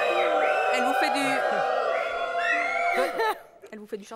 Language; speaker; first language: French; native; French